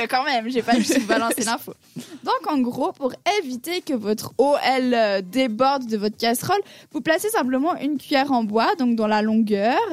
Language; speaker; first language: French; native; French